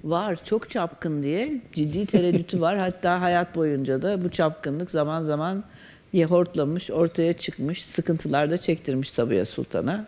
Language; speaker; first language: Turkish; native; Turkish